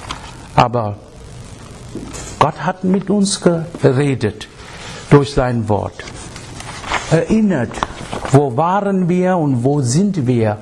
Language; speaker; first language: German; non-native, learner; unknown